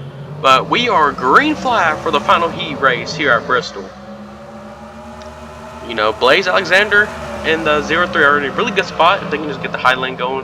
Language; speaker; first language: English; native; English